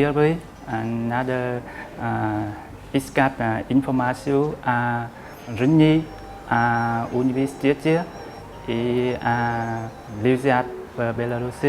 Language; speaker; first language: Russian; non-native, fluent; Vietnamese